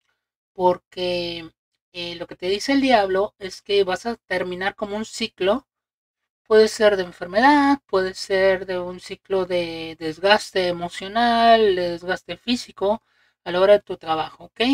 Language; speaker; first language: Spanish; native; Spanish